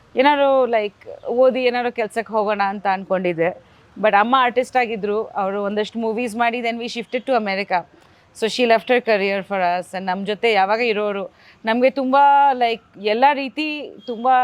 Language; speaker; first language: Kannada; non-native, fluent; Bangla